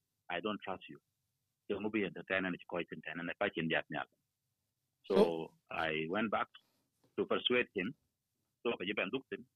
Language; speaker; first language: English; non-native, fluent; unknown